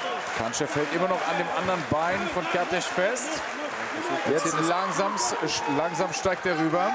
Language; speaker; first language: German; native; German